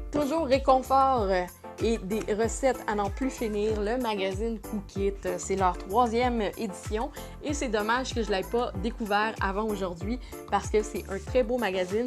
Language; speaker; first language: French; native; French